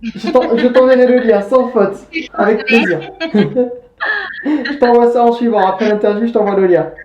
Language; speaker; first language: French; native; French